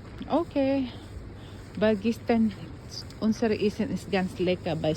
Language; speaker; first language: German; non-native, learner; Filipino